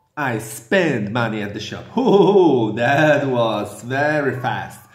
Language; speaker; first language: English; non-native, fluent; Polish